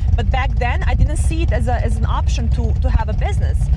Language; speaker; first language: English; non-native, fluent; Serbian